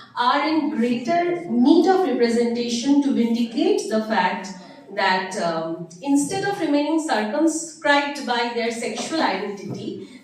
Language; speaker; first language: English; non-native, local second language; Bangla